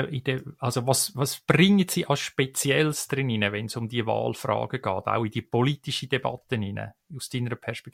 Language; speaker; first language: German; native; German